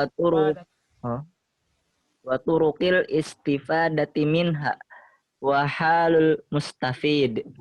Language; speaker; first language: Arabic; non-native, learner; Indonesian